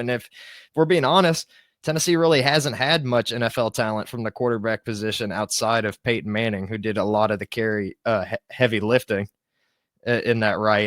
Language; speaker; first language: English; native; English